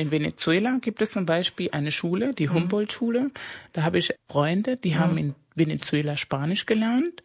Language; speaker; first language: German; non-native, fluent; Spanish